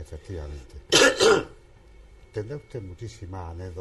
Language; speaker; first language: Spanish; native; Spanish